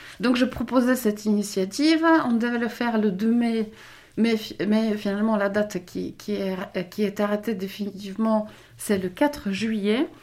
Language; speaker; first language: French; non-native, fluent; Polish